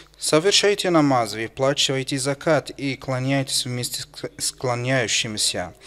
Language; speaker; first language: Russian; non-native, fluent; Arabic